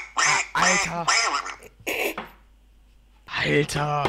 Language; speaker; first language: German; native; German